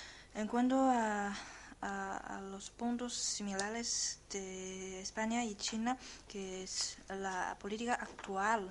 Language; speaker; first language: Spanish; non-native, learner; Chinese